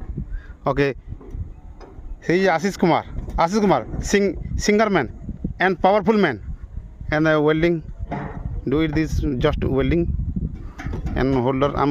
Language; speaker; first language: English; non-native, learner; Odia